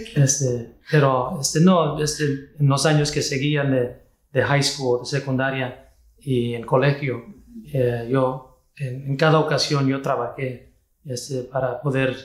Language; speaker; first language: Spanish; early bilingual, heritage; Spanish